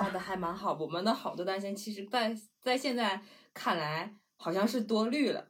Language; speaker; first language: Chinese; native; Chinese